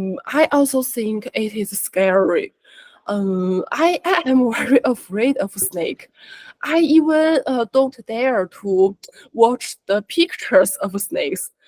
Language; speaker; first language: English; non-native, learner; Chinese